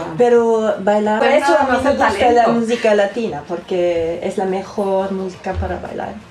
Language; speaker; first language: Spanish; non-native, learner; German